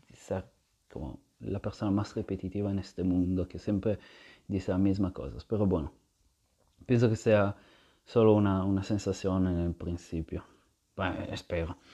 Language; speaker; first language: Spanish; non-native, fluent; Italian